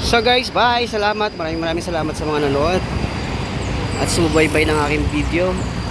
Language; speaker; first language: Filipino; native; Filipino